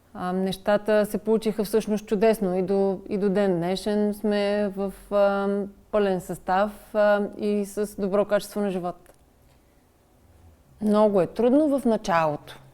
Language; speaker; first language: Bulgarian; native; Bulgarian